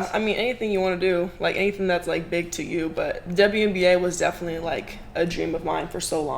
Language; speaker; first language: English; native; English